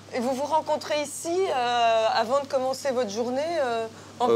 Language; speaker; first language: French; native; French